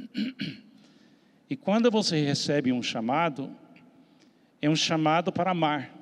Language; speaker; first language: Portuguese; non-native, fluent; English